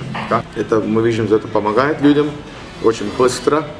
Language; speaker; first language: Russian; non-native, learner; Estonian